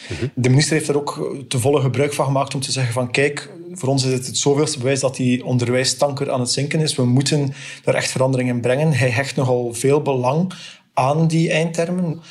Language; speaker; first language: Dutch; native; Dutch